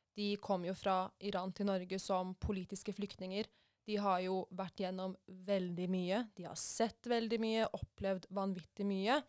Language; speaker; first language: Norwegian; early bilingual, other home language; Persian